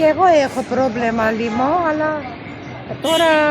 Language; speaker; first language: Greek; non-native, learner; Armenian